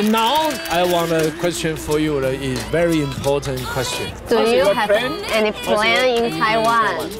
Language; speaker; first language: English; non-native, learner; Chinese